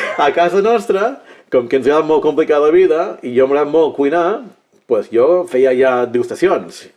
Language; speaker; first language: Catalan; early bilingual, heritage; Catalan